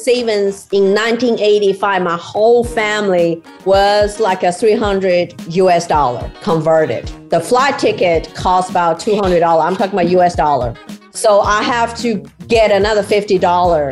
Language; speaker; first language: English; non-native, fluent; Chinese